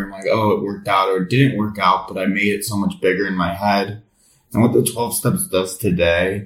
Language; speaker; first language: English; native; English